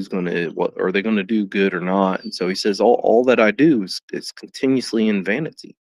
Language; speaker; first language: English; native; English